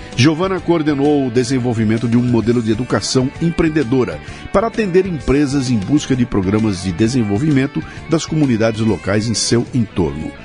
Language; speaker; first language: Portuguese; native; Portuguese